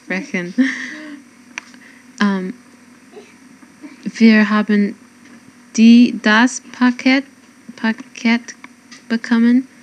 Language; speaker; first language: German; non-native, learner; English